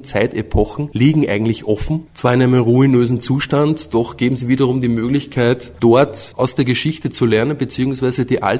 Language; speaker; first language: German; native; German